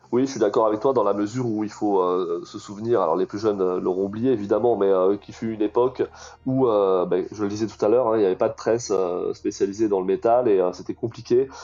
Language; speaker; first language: French; native; French